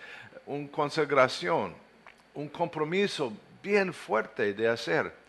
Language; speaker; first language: Spanish; non-native, fluent; English